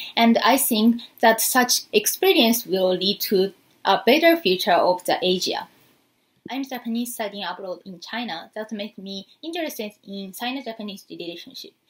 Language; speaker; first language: English; non-native, fluent; Japanese